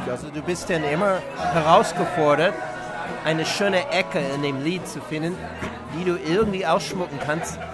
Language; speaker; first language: German; non-native, fluent; English